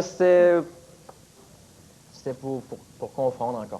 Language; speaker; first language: French; native; French